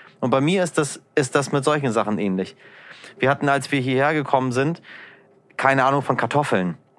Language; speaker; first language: German; early bilingual, other home language; Persian